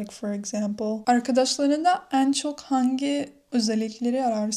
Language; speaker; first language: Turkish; non-native, learner; English